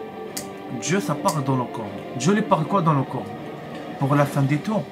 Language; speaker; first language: French; non-native, learner; Arabic